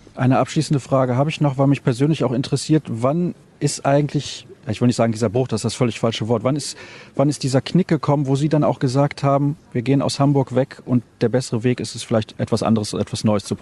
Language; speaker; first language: German; native; German